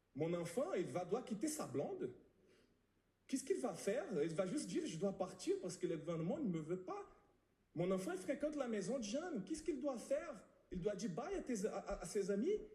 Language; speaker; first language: French; non-native, fluent; Portuguese